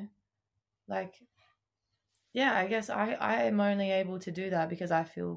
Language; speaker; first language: English; native; English